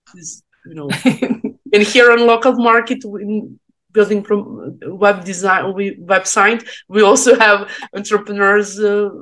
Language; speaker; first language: English; non-native, learner; Serbian